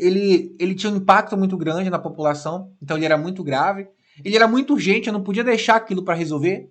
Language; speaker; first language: Portuguese; native; Portuguese